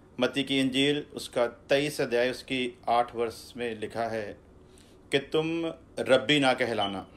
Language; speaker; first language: Hindi; non-native, local second language; Punjabi